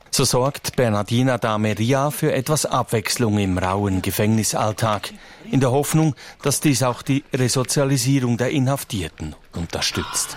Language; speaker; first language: German; native; German